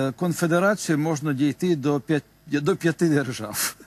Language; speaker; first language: Ukrainian; non-native, local second language; Russian